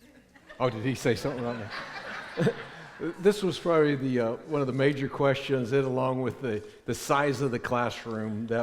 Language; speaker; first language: English; native; English